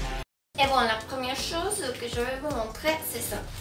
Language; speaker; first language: French; non-native, fluent; Spanish